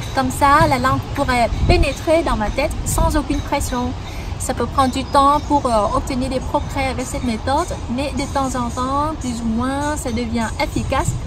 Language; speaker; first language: French; non-native, fluent; Vietnamese